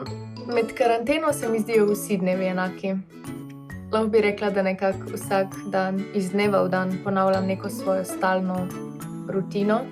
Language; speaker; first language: Slovenian; native; Slovenian